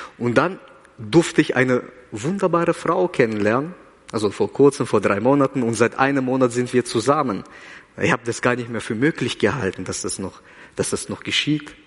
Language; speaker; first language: German; early bilingual, other home language; Russian